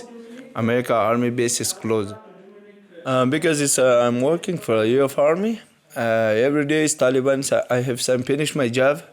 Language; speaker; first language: English; non-native, learner; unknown